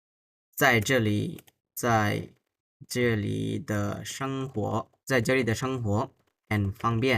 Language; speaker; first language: Chinese; non-native, fluent; Bangla